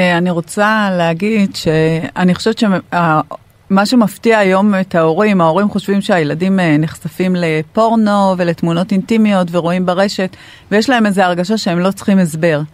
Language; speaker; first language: Hebrew; native; Hebrew